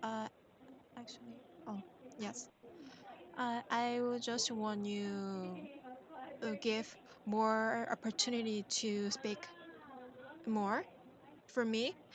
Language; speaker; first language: English; non-native, learner; Korean